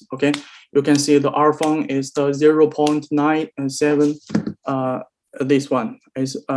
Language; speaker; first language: English; non-native, learner; Chinese